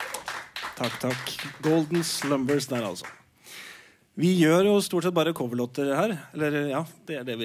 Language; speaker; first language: Norwegian; native; Norwegian